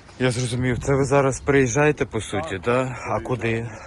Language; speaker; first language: Ukrainian; native; Ukrainian